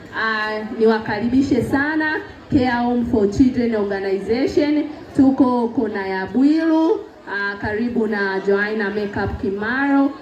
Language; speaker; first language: Swahili; native; Swahili